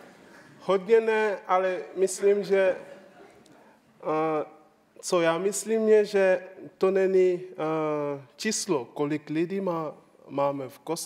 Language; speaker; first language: Czech; non-native, learner; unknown